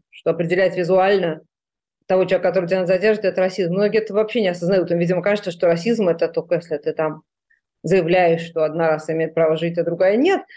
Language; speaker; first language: Russian; native; Russian